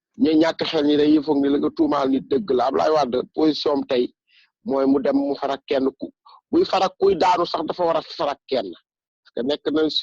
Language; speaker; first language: Wolof; non-native, local second language; Bambara